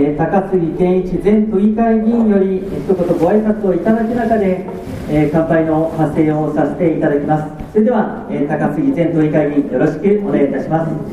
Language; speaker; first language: Japanese; native; Japanese